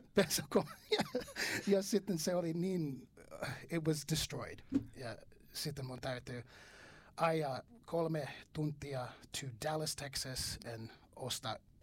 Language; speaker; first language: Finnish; non-native, learner; English